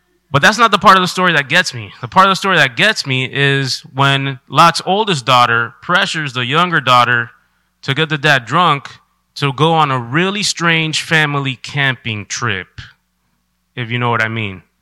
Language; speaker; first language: English; early bilingual, other home language; Spanish